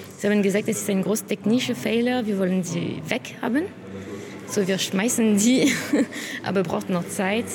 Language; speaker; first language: German; non-native, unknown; French